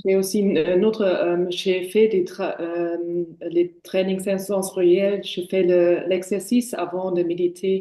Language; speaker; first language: French; non-native, fluent; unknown